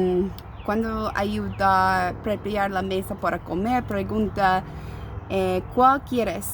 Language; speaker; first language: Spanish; non-native, learner; English